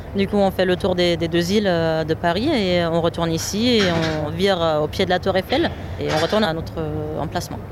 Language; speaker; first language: French; non-native, fluent; German